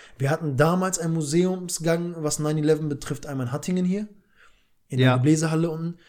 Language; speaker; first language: German; early bilingual, other home language; Albanian